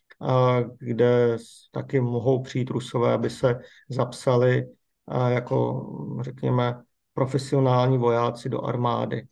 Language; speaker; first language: Czech; native; Czech